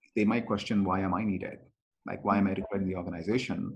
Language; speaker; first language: English; non-native, local second language; Kannada